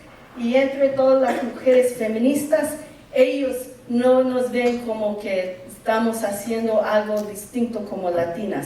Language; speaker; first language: Spanish; early bilingual, heritage; English